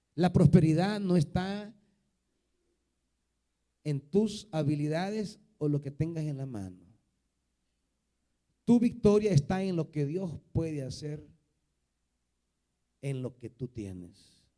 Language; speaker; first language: Spanish; native; Spanish